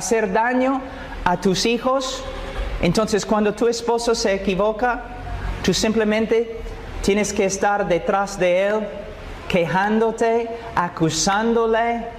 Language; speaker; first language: Spanish; non-native, fluent; English